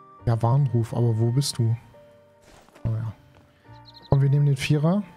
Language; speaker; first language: German; native; German